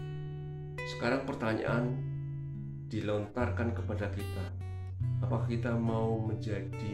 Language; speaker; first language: Indonesian; native; Indonesian